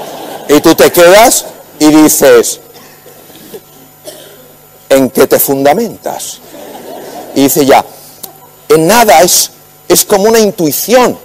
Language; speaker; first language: Spanish; native; Spanish